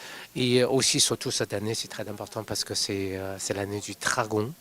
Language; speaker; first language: French; non-native, fluent; Chinese